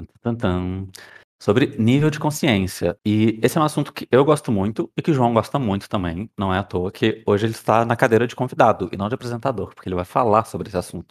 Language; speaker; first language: Portuguese; native; Portuguese